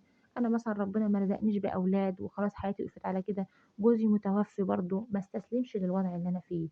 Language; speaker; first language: Arabic; native; Arabic